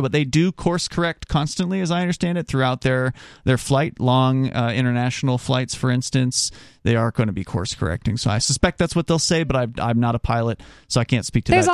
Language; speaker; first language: English; native; English